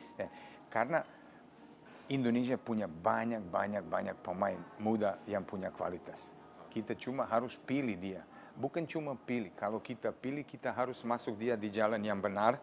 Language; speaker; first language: Indonesian; non-native, fluent; Serbian